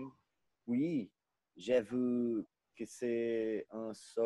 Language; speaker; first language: French; non-native, learner; Portuguese